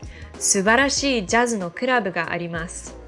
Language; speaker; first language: Japanese; non-native, fluent; English